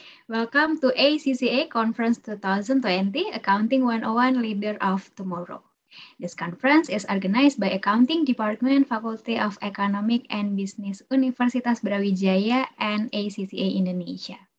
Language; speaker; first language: English; non-native, fluent; Indonesian